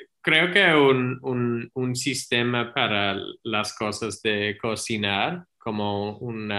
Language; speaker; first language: Spanish; non-native, learner; English